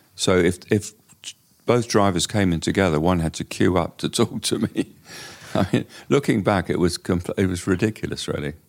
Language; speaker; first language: English; native; English